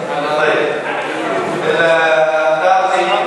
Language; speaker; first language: Arabic; native; Arabic